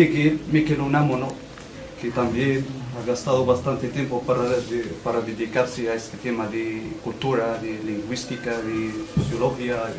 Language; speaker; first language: Spanish; non-native, fluent; Riffian